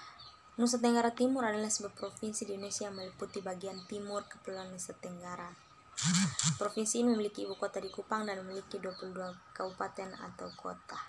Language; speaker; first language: Indonesian; native; Indonesian